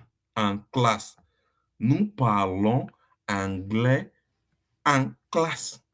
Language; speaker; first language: French; non-native, fluent; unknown